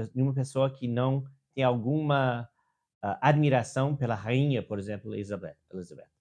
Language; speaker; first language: Portuguese; non-native, fluent; English